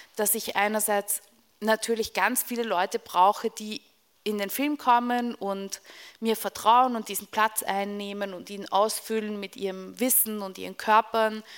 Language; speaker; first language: German; non-native, fluent; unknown